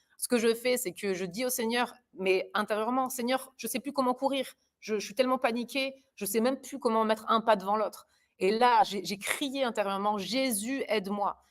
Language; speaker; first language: French; early bilingual, other home language; German